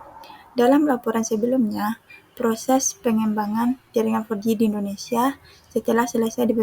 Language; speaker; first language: Indonesian; native; Indonesian